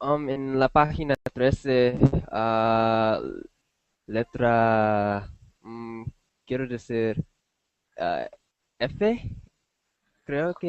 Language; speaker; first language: Spanish; non-native, learner; English